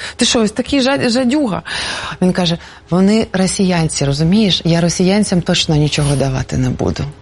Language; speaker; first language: Ukrainian; non-native, local second language; Russian